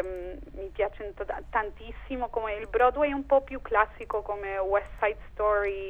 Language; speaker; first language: Italian; non-native, fluent; Spanish